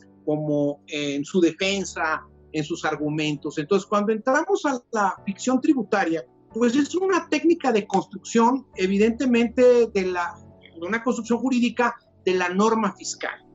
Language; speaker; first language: Spanish; native; Spanish